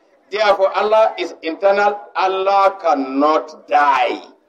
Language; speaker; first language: English; non-native, local second language; Hausa